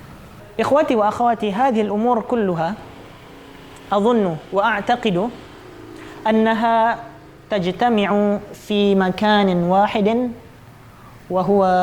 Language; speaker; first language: Arabic; non-native, fluent; Indonesian